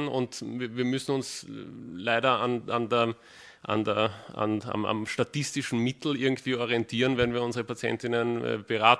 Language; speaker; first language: German; native; German